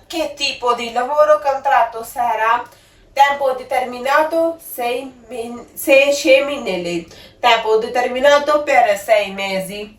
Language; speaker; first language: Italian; non-native, learner; Punjabi